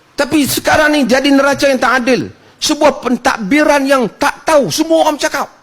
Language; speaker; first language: Malay; native; Malay